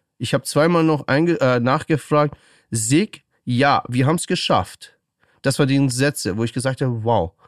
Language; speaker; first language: German; early bilingual, other home language; Persian